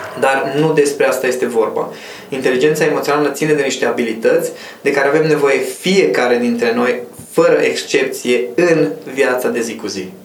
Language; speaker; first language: Romanian; non-native, local second language; Hungarian